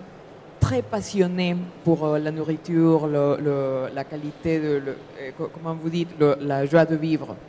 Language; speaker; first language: French; non-native, fluent; Spanish